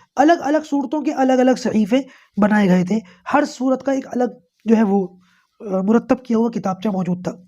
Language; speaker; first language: Urdu; native; Urdu